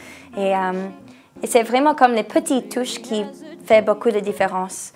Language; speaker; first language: French; non-native, local second language; English